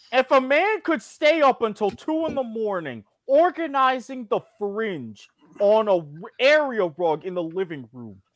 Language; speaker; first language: English; native; English